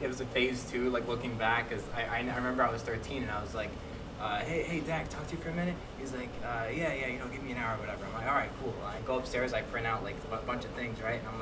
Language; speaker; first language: English; native; English